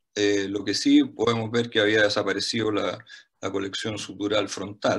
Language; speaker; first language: Spanish; native; Spanish